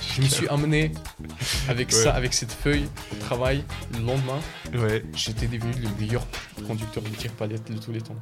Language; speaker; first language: French; early bilingual, other home language; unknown